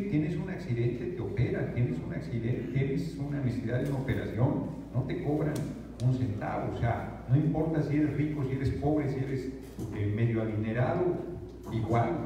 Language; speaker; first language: Spanish; native; Spanish